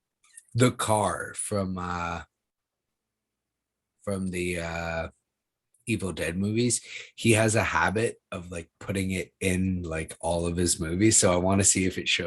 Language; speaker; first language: English; native; English